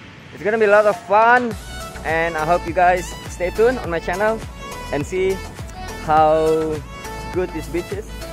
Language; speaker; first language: English; non-native, fluent; Indonesian